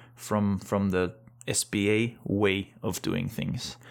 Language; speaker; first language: English; non-native, fluent; Dutch